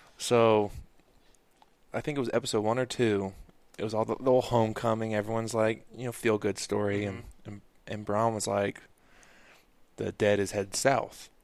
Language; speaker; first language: English; native; English